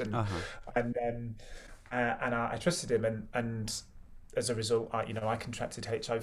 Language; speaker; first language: English; native; English